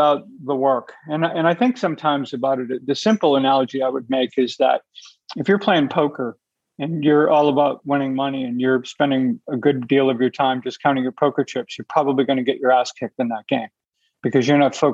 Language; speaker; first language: English; native; English